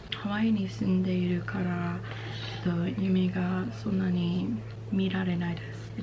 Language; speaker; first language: Japanese; non-native, learner; English